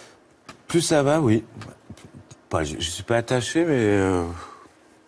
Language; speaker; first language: French; native; French